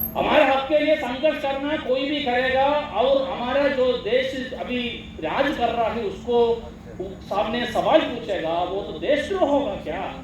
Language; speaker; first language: Hindi; non-native, local second language; Malayalam